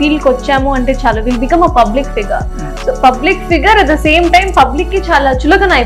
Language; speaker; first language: Telugu; native; Telugu